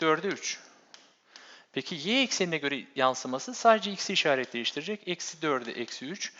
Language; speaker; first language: Turkish; native; Turkish